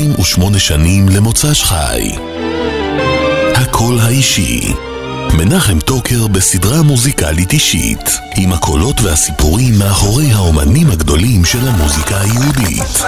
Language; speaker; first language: Hebrew; native; Hebrew